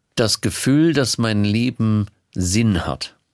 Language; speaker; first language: German; non-native, fluent; English